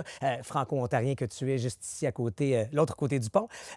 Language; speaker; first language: French; native; French